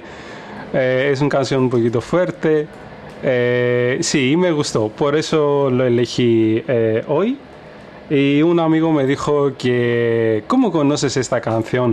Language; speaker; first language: Spanish; non-native, fluent; Greek